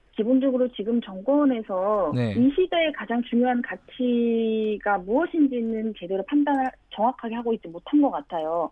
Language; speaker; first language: Korean; native; Korean